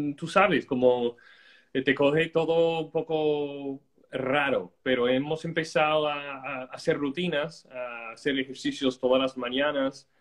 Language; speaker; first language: Spanish; non-native, fluent; English